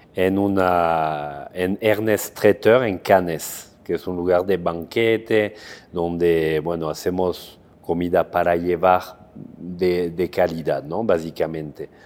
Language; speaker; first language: Spanish; non-native, fluent; French